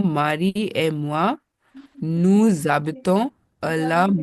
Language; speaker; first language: French; non-native, learner; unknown